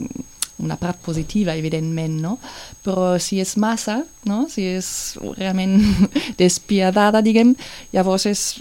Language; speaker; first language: Catalan; non-native, fluent; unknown